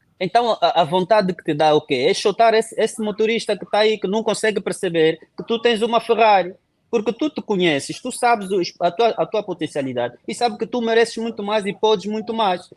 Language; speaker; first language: Portuguese; non-native, local second language; Kongo